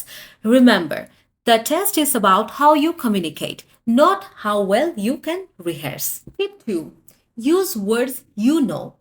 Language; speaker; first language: English; non-native, fluent; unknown